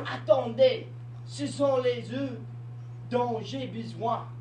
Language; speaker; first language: French; non-native, learner; English